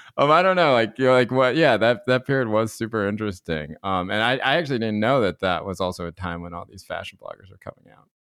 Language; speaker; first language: English; native; English